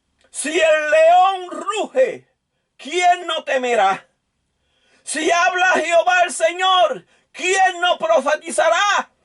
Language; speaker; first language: Spanish; native; Spanish